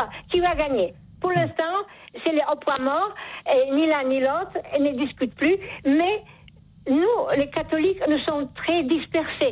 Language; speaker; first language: French; non-native, fluent; Polish